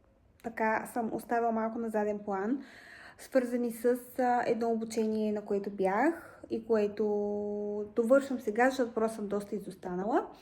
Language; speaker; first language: Bulgarian; native; Bulgarian